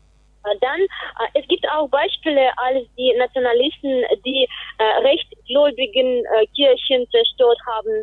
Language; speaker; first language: German; non-native, fluent; Russian